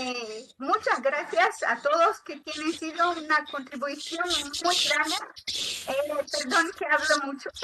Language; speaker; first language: Spanish; non-native, learner; Portuguese